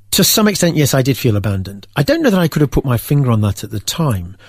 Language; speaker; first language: English; native; English